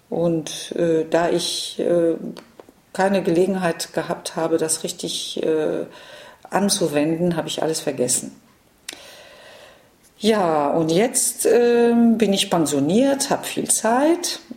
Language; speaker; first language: German; non-native, fluent; French